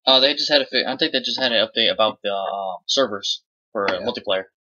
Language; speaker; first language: English; native; English